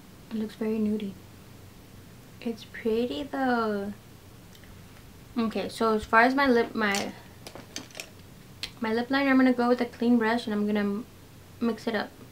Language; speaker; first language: English; early bilingual, other home language; Spanish